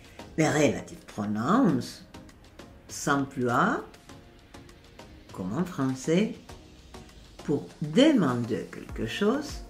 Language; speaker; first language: French; non-native, fluent; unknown